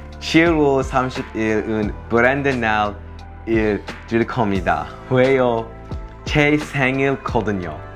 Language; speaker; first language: Korean; non-native, learner; English